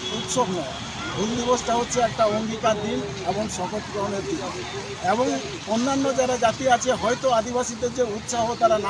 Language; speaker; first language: Bangla; non-native, local second language; Santali